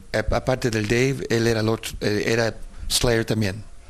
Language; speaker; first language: Spanish; early bilingual, heritage; Spanish